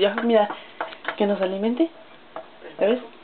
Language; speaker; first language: Spanish; native; Spanish